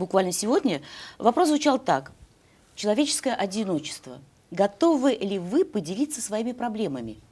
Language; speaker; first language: Russian; native; Russian